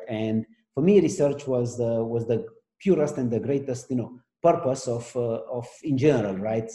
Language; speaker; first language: English; non-native, fluent; Romanian